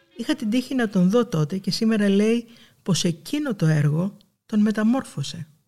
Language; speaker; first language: Greek; native; Greek